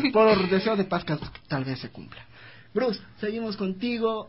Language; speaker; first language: Spanish; native; Spanish